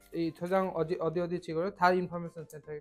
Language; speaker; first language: Korean; non-native, learner; Bangla